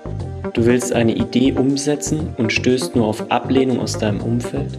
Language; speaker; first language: German; native; German